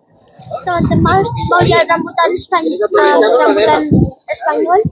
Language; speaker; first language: Indonesian; non-native, learner; Spanish